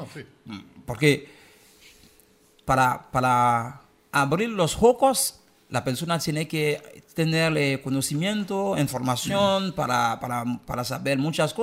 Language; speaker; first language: Spanish; non-native, learner; Haitian Creole